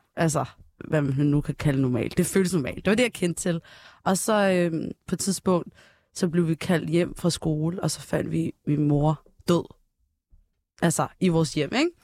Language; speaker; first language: Danish; early bilingual, other home language; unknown